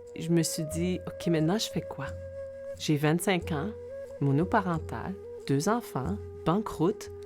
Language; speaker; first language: French; native; French